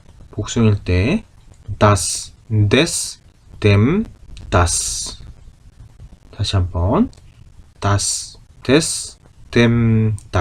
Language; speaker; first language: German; non-native, fluent; Korean